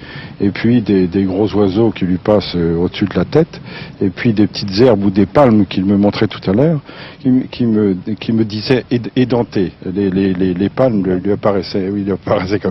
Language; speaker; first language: French; native; French